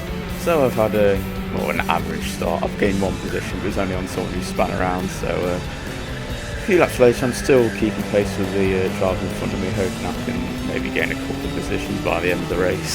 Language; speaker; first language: English; native; English